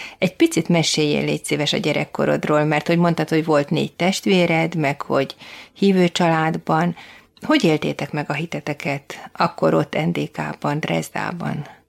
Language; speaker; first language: Hungarian; native; Hungarian